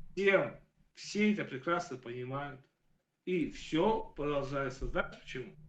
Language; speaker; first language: Russian; native; Russian